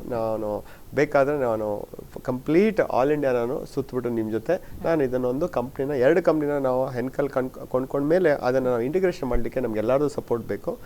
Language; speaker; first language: Kannada; native; Kannada